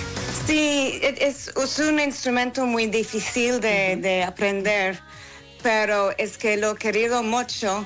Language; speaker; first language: Spanish; non-native, fluent; English